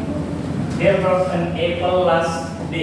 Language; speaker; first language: English; non-native, fluent; Indonesian